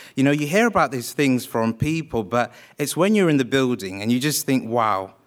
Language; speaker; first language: English; native; English